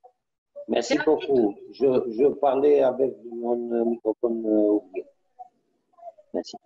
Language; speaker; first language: French; non-native, learner; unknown